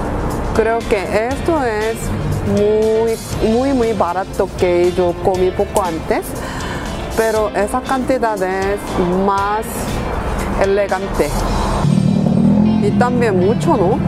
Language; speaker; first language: Spanish; non-native, learner; Korean